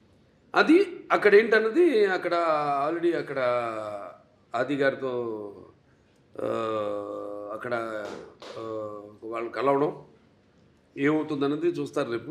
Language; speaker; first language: Telugu; native; Telugu